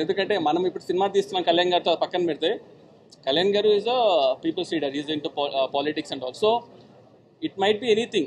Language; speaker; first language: Telugu; native; Telugu